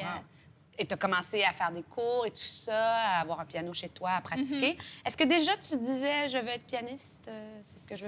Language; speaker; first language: French; native; French